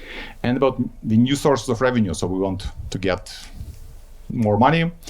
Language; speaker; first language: English; non-native, fluent; Ukrainian